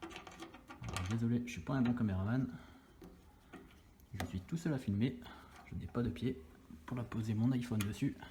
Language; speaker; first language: French; native; French